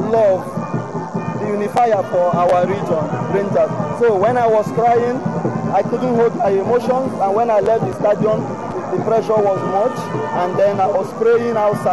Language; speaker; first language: English; non-native, local second language; Igbo